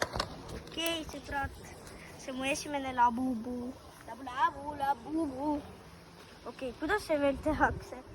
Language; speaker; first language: Estonian; early bilingual, other home language; Ukrainian